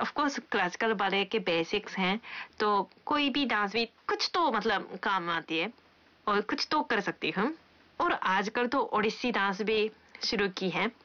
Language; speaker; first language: Hindi; non-native, fluent; Japanese